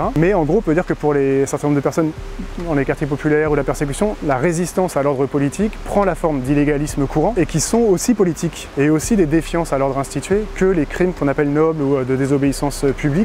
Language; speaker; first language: French; native; French